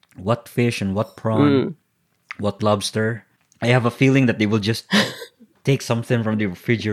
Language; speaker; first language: English; non-native, local second language; Cebuano